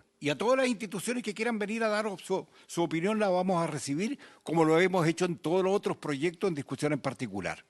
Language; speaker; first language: Spanish; native; Spanish